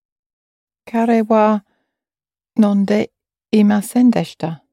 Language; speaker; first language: Japanese; non-native, learner; English